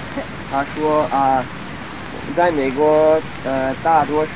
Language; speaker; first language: Chinese; non-native, fluent; English